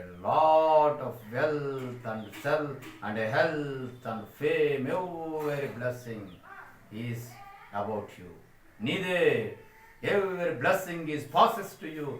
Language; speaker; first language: English; non-native, local second language; Telugu